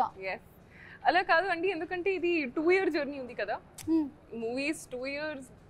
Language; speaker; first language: Telugu; non-native, learner; Hindi